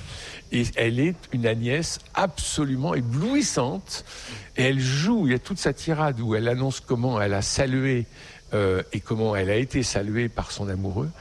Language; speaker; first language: French; native; French